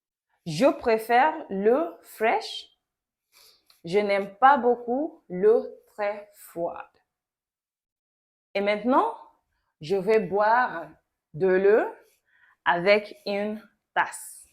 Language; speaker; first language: French; non-native, local second language; Yoruba